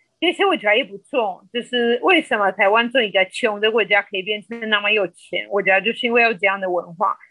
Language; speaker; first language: Chinese; non-native, fluent; Spanish